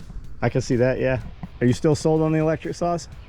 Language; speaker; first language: English; native; English